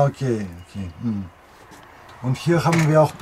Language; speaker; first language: German; non-native, learner; Greek